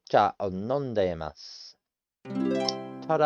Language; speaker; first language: Japanese; non-native, learner; English